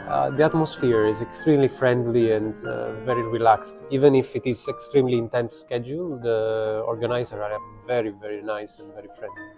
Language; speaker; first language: English; non-native, fluent; Ukrainian